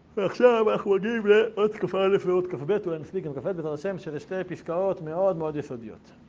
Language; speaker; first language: Hebrew; native; Hebrew